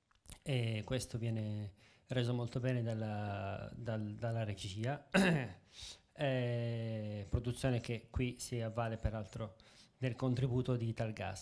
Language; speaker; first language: Italian; native; Italian